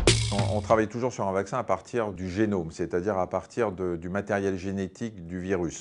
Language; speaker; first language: French; native; French